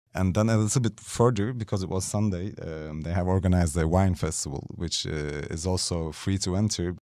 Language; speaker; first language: English; non-native, fluent; Turkish